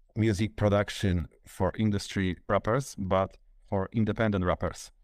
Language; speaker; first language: English; non-native, fluent; Polish